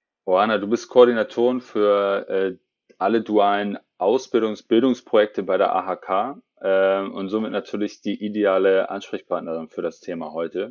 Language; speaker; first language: German; native; German